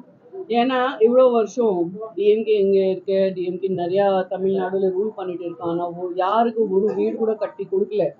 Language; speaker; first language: Tamil; non-native, learner; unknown